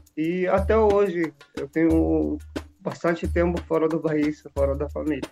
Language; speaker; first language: Portuguese; non-native, learner; Arabic